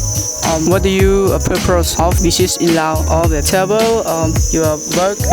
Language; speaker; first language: English; non-native, learner; Lao